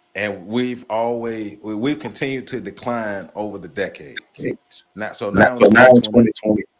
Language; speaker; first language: English; native; English